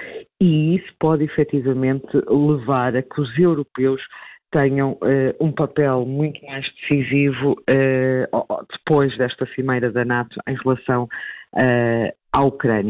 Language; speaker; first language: Portuguese; native; Portuguese